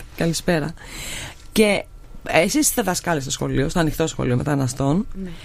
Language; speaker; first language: Greek; native; Greek